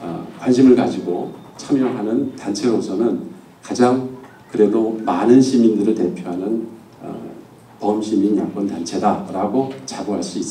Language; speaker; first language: Korean; native; Korean